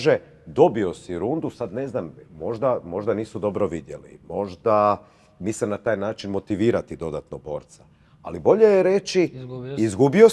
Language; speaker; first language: Croatian; native; Croatian